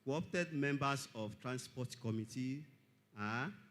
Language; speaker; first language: English; non-native, local second language; Yoruba